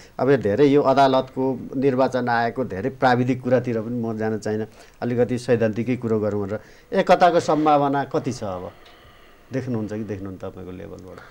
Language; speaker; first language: Nepali; native; Nepali